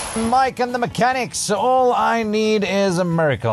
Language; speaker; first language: English; non-native, local second language; Afrikaans